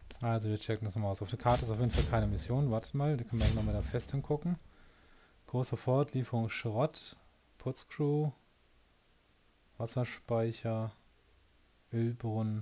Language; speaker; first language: German; native; German